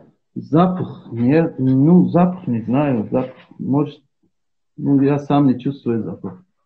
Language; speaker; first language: Russian; non-native, learner; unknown